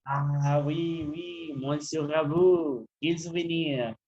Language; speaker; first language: French; non-native, learner; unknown